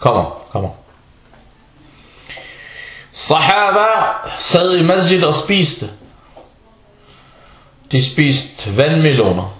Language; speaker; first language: Danish; early bilingual, other home language; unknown